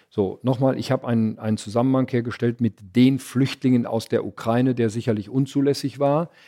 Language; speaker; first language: German; native; German